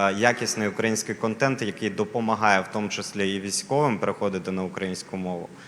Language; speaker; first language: Ukrainian; non-native, local second language; Russian